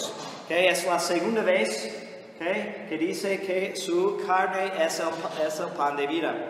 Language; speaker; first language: Spanish; non-native, fluent; English